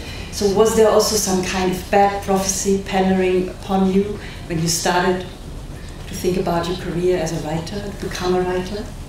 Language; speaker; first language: English; non-native, fluent; German